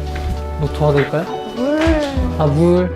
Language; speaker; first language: Korean; native; Korean